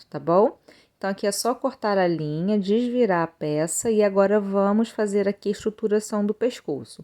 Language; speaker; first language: Portuguese; native; Portuguese